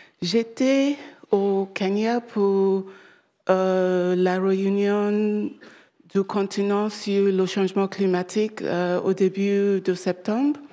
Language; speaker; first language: French; non-native, learner; English